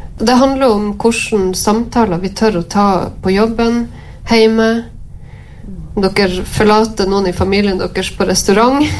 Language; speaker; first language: Norwegian; native; Norwegian